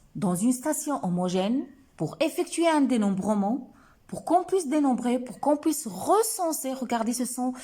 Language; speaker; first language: French; non-native, local second language; Arabic